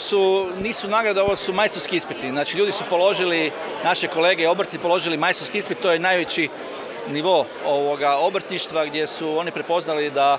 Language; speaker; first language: Croatian; native; Croatian